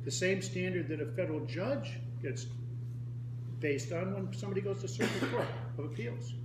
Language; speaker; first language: English; native; English